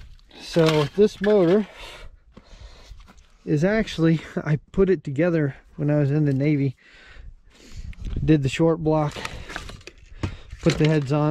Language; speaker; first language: English; native; English